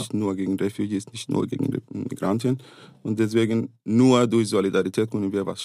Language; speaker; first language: German; non-native, fluent; Arabic